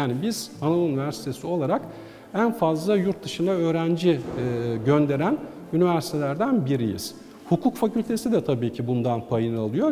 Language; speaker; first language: Turkish; native; Turkish